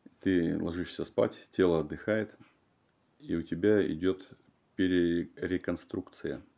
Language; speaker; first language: Russian; native; Russian